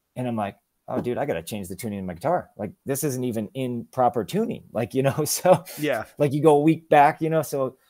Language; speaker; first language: English; native; English